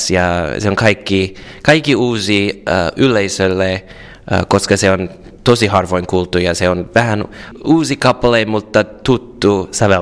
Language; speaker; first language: Finnish; non-native, learner; English